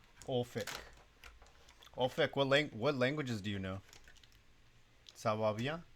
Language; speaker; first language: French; non-native, learner; English